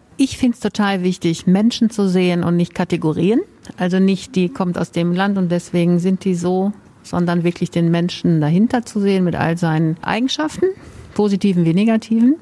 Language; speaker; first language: German; native; German